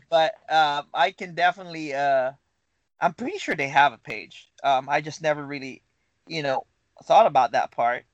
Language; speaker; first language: English; non-native, local second language; Filipino